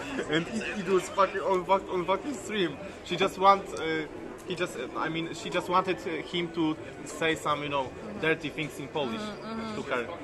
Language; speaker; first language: English; non-native, fluent; Polish